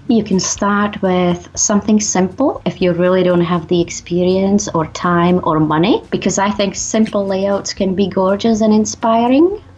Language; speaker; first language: English; non-native, fluent; Czech